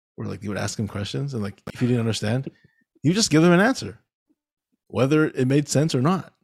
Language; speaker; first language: English; early bilingual, other home language; Filipino